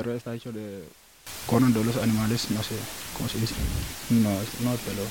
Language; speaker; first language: Spanish; non-native, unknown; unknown